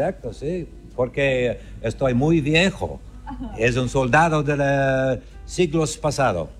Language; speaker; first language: Spanish; non-native, learner; English